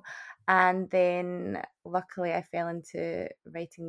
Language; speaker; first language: English; native; English